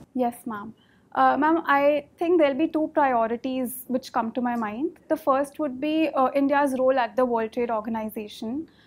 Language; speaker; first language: English; non-native, local second language; Hindi